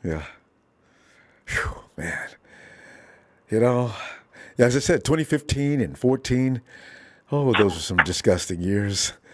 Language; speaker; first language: English; native; English